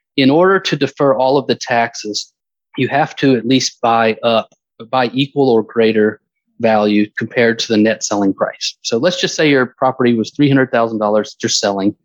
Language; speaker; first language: English; native; English